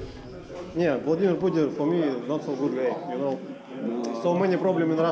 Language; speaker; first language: English; non-native, learner; Russian